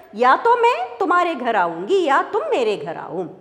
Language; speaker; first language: Hindi; non-native, local second language; Malayalam